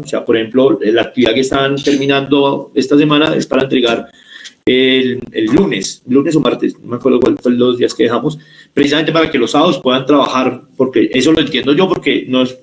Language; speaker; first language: Spanish; native; Spanish